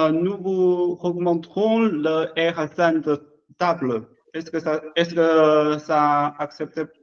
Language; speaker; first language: French; non-native, learner; Chinese